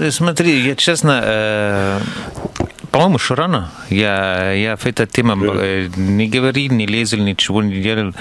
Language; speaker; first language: Russian; non-native, learner; Arabic